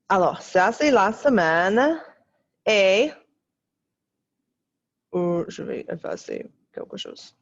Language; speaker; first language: French; non-native, fluent; English